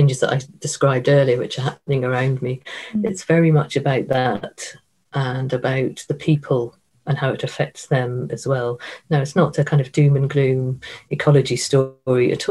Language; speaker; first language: English; native; English